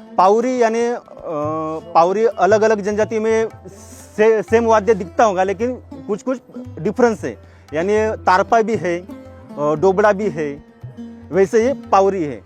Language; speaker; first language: Hindi; non-native, local second language; Kukna